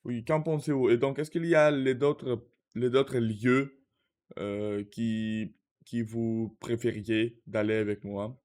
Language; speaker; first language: French; non-native, learner; Russian